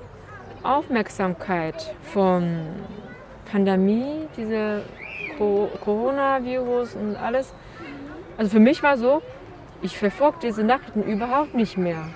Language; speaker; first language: German; non-native, learner; Chinese